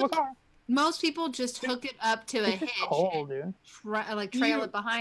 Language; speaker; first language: English; native; English